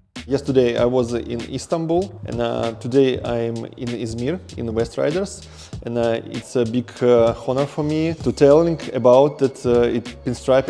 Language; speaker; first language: English; non-native, learner; Russian